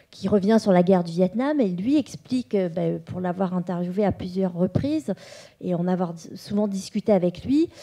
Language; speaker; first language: French; non-native, local second language; Vietnamese